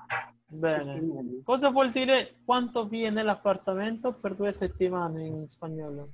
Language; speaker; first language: Italian; non-native, fluent; Spanish